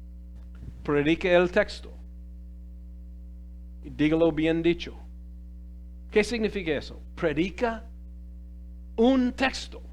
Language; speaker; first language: Spanish; non-native, fluent; English